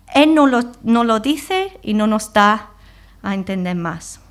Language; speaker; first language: Spanish; non-native, fluent; English